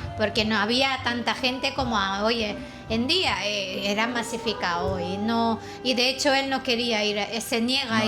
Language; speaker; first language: Spanish; non-native, fluent; Filipino